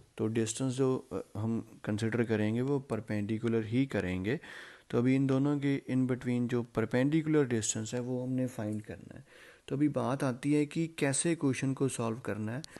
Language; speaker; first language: Hindi; non-native, local second language; Punjabi